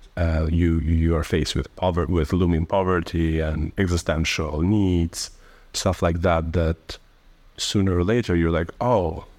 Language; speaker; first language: English; early bilingual, other home language; Albanian